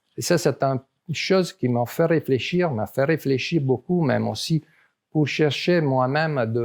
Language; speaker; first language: French; non-native, learner; Italian